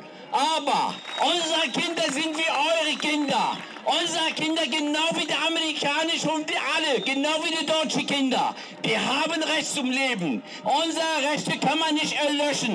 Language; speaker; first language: German; non-native, fluent; Arabic